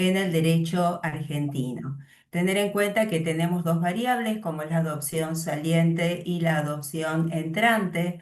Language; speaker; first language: Spanish; native; Spanish